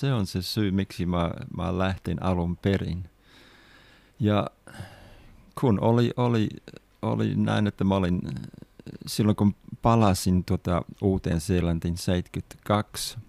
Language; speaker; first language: Finnish; non-native, fluent; English